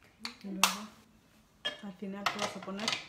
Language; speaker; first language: Spanish; native; Spanish